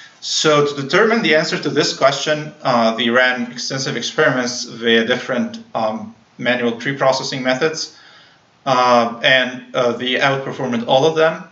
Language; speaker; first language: English; non-native, fluent; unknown